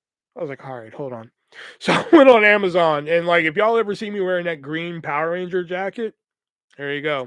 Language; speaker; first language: English; native; English